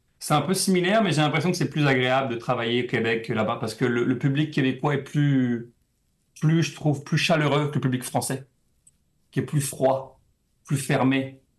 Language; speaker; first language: French; native; French